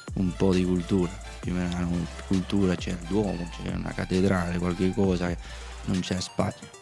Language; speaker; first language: Italian; non-native, learner; Spanish